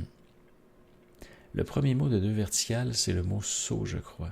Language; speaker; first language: French; native; French